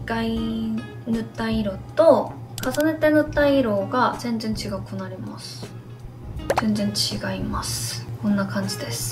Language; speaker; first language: Japanese; non-native, fluent; Korean